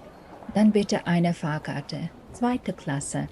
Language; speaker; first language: German; non-native, fluent; Mongolian